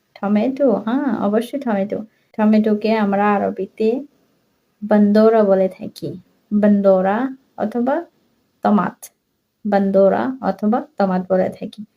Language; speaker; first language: Bangla; early bilingual, heritage; Arabic